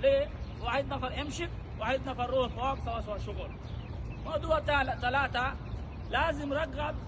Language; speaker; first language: Arabic; non-native, learner; Hindi